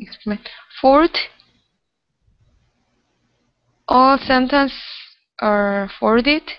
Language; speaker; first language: English; non-native, learner; Korean